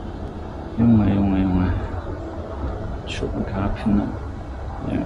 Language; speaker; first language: German; native; German